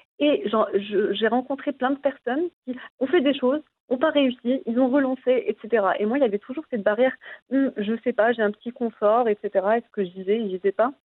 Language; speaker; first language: French; non-native, local second language; Arabic